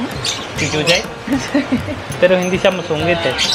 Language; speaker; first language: Filipino; non-native, learner; Punjabi